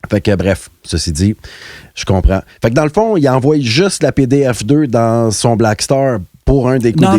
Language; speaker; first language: French; native; French